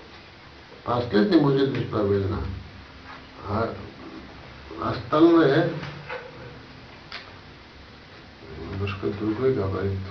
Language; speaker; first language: Russian; non-native, learner; Bangla